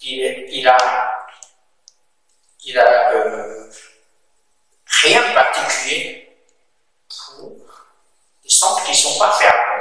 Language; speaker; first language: French; non-native, learner; Chinese